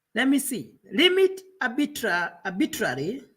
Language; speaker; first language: English; non-native, local second language; Kikuyu